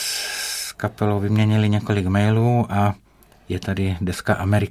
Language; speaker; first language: Czech; native; Czech